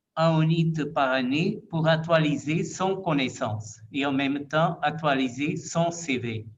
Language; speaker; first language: French; non-native, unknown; Portuguese